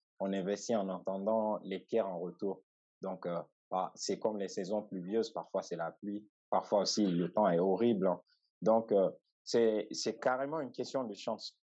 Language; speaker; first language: French; non-native, local second language; Bambara